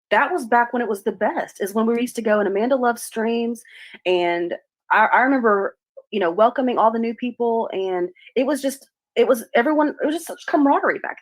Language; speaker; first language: English; native; English